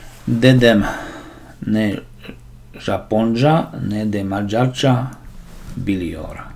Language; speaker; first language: Turkish; non-native, learner; Slovak